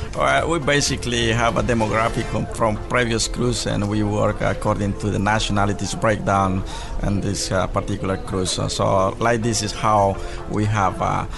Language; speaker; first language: English; non-native, fluent; Spanish